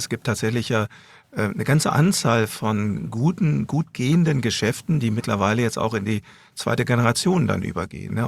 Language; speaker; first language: German; native; German